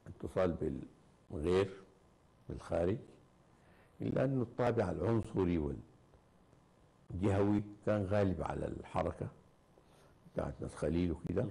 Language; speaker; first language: Arabic; native; Arabic